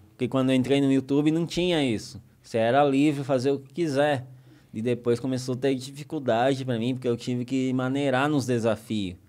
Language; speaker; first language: Portuguese; native; Portuguese